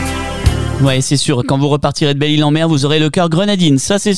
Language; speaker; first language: French; native; French